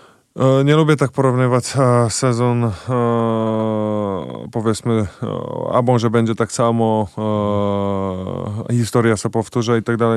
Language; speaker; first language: Polish; non-native, fluent; Czech